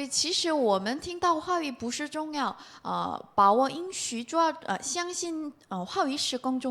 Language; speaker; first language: Chinese; non-native, learner; Korean